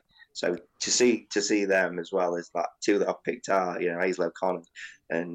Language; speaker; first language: English; native; English